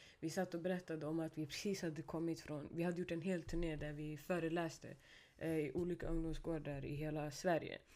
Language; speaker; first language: Swedish; early bilingual, other home language; Somali